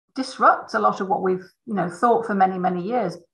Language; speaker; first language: English; native; English